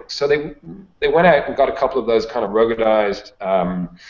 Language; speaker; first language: English; native; English